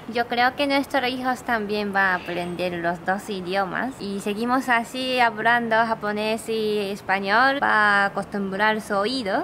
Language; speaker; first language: Spanish; non-native, fluent; Japanese